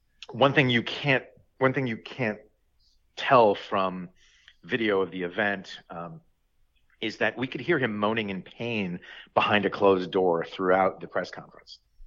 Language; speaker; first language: English; early bilingual, other home language; French